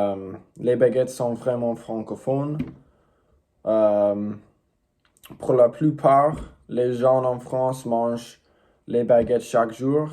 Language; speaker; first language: French; non-native, learner; English